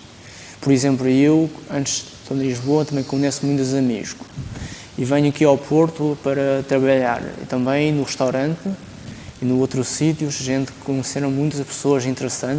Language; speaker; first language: Portuguese; early bilingual, other home language; Chinese